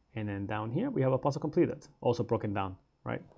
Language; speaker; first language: English; native; English